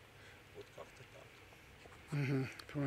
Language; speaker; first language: Russian; native; Russian